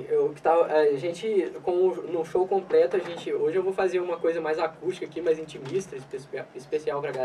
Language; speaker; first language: Portuguese; native; Portuguese